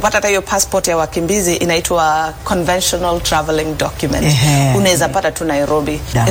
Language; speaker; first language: Swahili; early bilingual, other home language; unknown